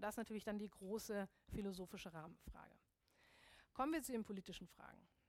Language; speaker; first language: German; native; German